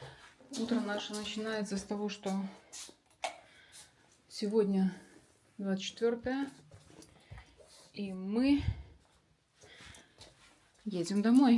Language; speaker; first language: Russian; native; Russian